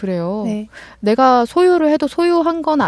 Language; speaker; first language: Korean; native; Korean